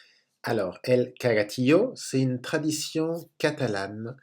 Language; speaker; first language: French; native; French